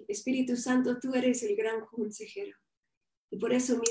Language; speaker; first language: Spanish; non-native, fluent; English